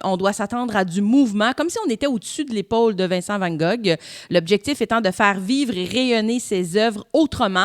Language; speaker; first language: French; native; French